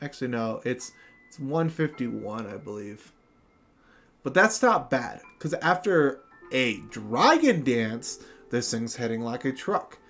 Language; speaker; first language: English; native; English